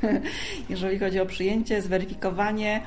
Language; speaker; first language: Polish; native; Polish